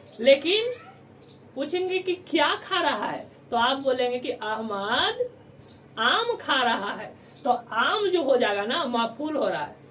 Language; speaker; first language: Hindi; native; Hindi